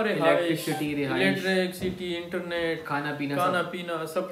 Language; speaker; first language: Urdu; non-native, local second language; Pashto